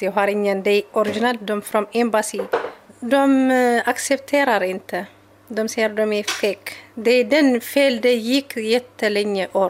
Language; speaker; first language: Swedish; non-native, learner; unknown